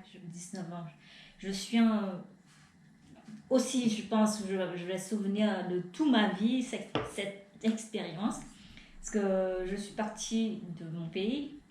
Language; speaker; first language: French; non-native, fluent; Vietnamese